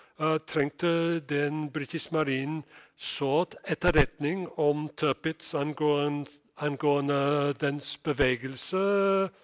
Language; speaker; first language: Norwegian; non-native, fluent; English